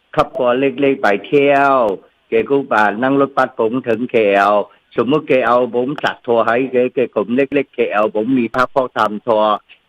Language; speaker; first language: Thai; non-native, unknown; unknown